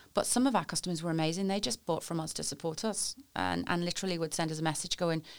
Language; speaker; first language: English; native; English